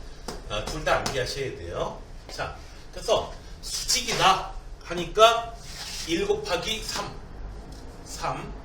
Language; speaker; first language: Korean; native; Korean